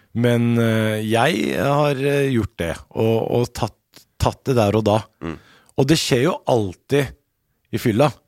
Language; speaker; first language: Norwegian; early bilingual, other home language; Arabic